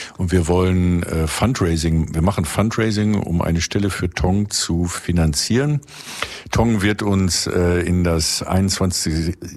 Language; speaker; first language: German; native; German